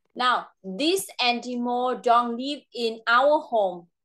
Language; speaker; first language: English; non-native, fluent; Vietnamese